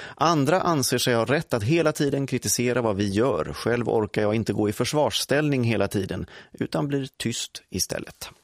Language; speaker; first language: Swedish; native; Swedish